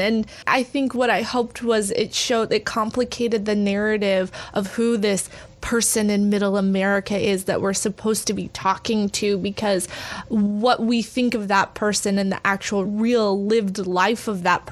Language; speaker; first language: English; native; English